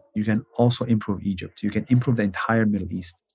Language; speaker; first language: English; non-native, fluent; Hebrew